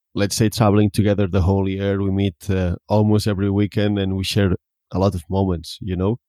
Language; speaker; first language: English; non-native, fluent; Spanish